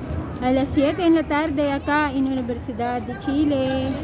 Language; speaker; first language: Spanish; non-native, learner; Filipino